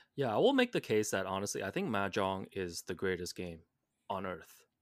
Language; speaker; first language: English; non-native, local second language; Cantonese